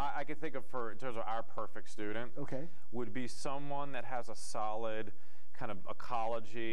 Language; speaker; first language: English; native; English